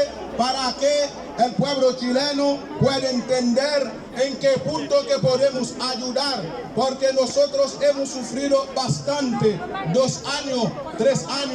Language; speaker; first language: Spanish; non-native, fluent; Haitian Creole